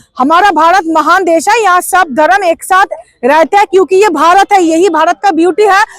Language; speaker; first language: Hindi; non-native, local second language; Bangla